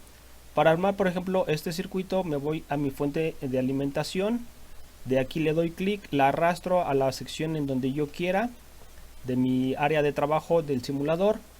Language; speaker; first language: Spanish; native; Spanish